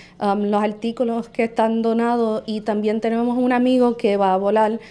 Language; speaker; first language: Spanish; early bilingual, heritage; Spanish